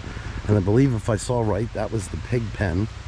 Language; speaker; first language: English; native; English